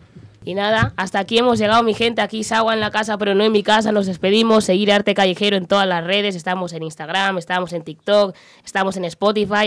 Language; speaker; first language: Spanish; native; Spanish